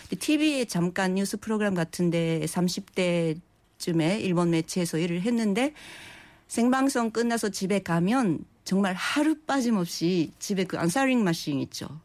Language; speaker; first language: Korean; early bilingual, heritage; Japanese